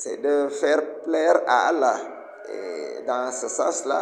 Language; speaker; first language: French; non-native, local second language; Wolof